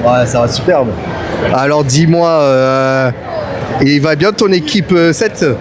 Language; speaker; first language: French; native; French